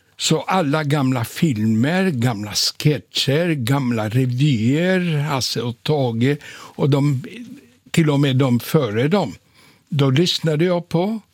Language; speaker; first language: Swedish; non-native, fluent; Polish